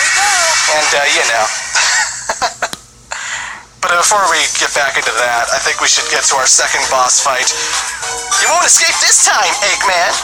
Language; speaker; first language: English; native; English